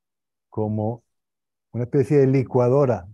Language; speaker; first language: Spanish; native; Spanish